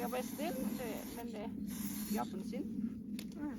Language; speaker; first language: Swedish; non-native, learner; Thai